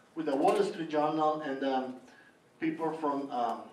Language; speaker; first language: English; non-native, learner; Spanish